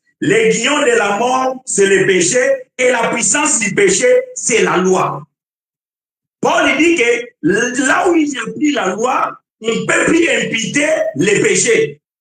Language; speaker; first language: French; non-native, fluent; Portuguese